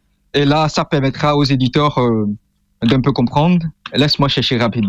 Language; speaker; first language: French; non-native, local second language; Fon